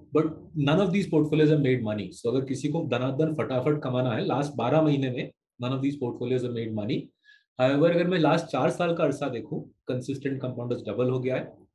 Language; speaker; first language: Hindi; non-native, local second language; Bangla